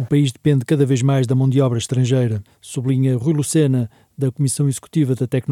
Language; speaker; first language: Portuguese; native; Portuguese